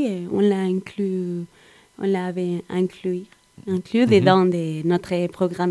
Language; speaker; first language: French; non-native, learner; Spanish